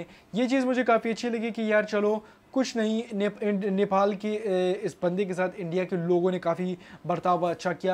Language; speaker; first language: Hindi; native; Hindi